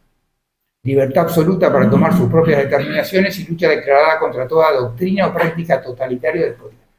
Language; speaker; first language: Spanish; native; Spanish